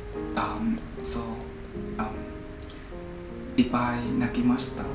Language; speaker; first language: Japanese; non-native, learner; Vietnamese